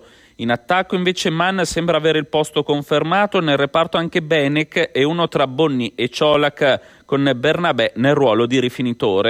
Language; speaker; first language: Italian; native; Italian